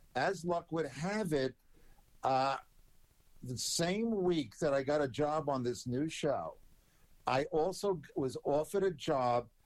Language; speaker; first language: English; native; English